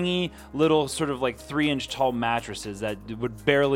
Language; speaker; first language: English; native; English